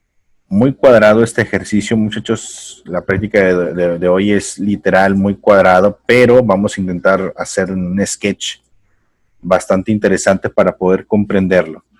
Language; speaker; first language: Spanish; native; Spanish